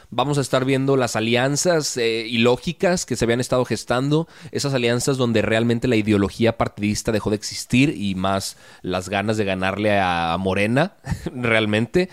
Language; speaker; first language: Spanish; native; Spanish